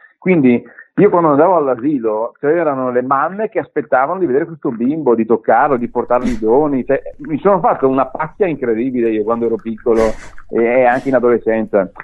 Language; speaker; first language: Italian; early bilingual, other home language; Arabic